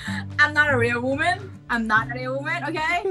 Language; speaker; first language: English; non-native, learner; Thai